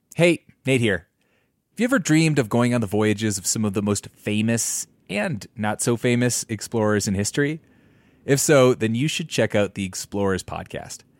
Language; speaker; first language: English; native; English